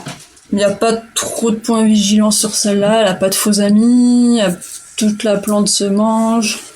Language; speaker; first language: French; native; French